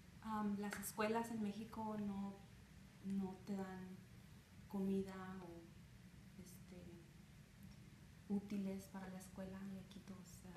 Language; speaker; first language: Spanish; early bilingual, other home language; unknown